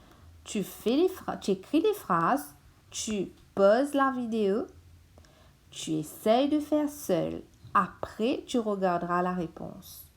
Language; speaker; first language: French; non-native, local second language; Morisyen